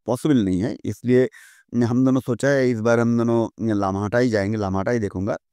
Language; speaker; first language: Hindi; non-native, local second language; Bangla